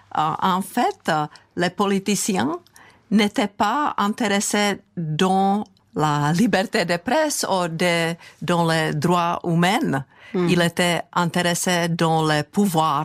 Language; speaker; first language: French; non-native, fluent; Czech